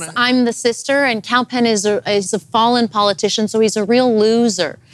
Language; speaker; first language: English; native; English